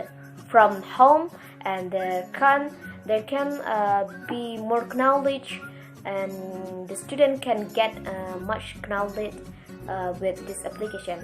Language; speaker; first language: English; non-native, learner; Indonesian